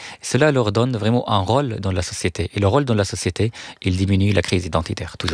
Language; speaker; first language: French; non-native, fluent; Arabic